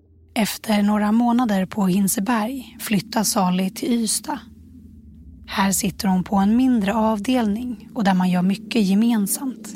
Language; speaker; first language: Swedish; native; Swedish